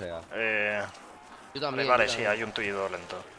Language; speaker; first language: Spanish; native; Spanish